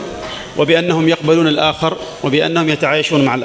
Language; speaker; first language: Arabic; native; Arabic